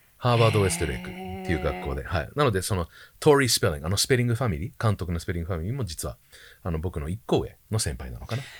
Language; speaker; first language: Japanese; early bilingual, heritage; Japanese